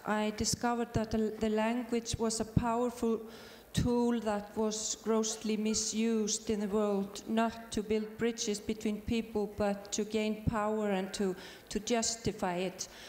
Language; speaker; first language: English; non-native, fluent; Icelandic